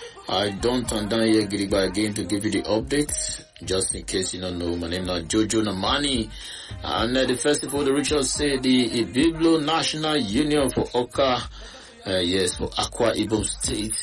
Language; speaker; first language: Nigerian Pidgin; non-native, local second language; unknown